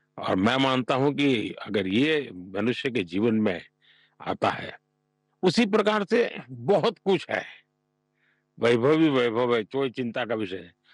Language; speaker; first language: Hindi; non-native, local second language; Gujarati